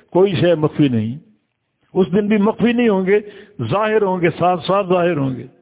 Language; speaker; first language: Urdu; native; Urdu